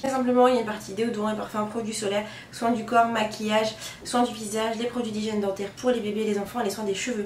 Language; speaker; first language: French; native; French